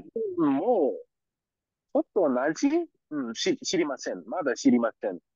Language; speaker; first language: Japanese; non-native, learner; English